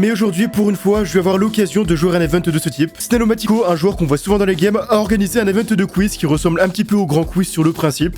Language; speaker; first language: French; native; French